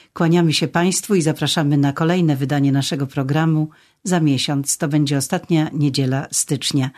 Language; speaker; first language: Polish; native; Polish